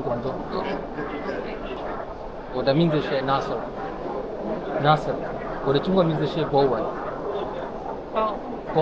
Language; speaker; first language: Chinese; non-native, learner; Amharic